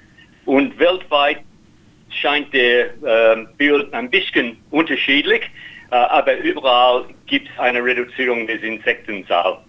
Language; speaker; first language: German; non-native, learner; English